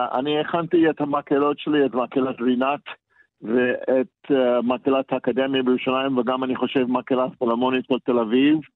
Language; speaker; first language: Hebrew; non-native, fluent; English